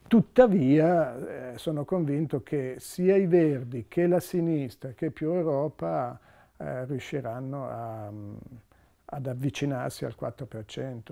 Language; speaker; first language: Italian; native; Italian